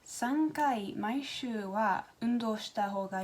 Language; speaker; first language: Japanese; non-native, learner; English